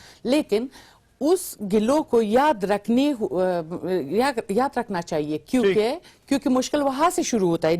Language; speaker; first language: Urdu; non-native, learner; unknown